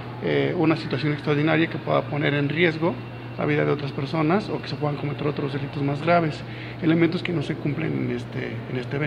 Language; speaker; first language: Spanish; native; Spanish